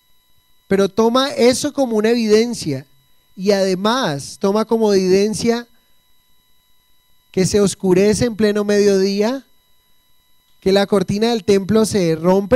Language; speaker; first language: Spanish; native; Spanish